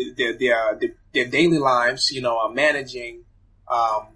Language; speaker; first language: English; early bilingual, other home language; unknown